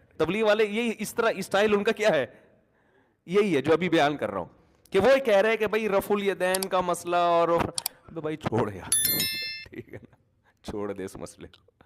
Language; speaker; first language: Urdu; native; Urdu